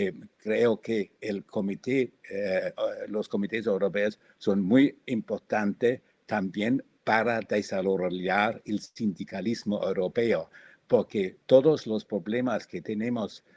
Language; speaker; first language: Spanish; non-native, fluent; German